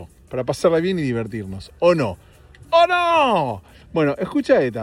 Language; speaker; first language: Spanish; native; Spanish